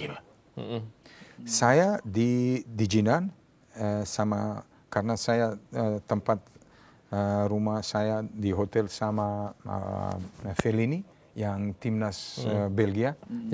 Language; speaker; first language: Indonesian; non-native, fluent; Serbian